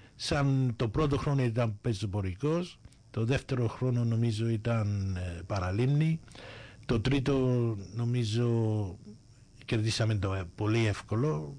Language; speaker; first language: Greek; early bilingual, heritage; Greek